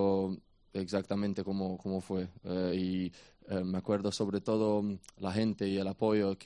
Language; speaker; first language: Spanish; non-native, fluent; Romanian